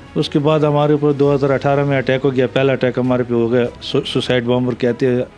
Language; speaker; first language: Hindi; non-native, fluent; Punjabi